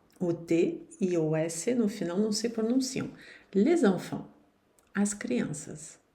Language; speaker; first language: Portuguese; non-native, fluent; French